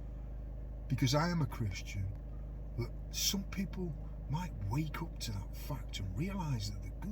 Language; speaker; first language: English; native; English